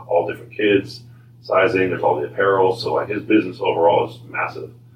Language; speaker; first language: English; native; English